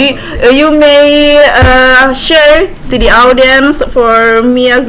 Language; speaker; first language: English; non-native, learner; Indonesian